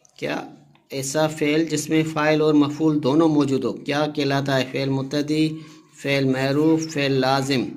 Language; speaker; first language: Urdu; non-native, local second language; Sindhi